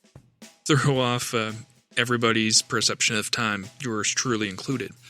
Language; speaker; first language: English; native; English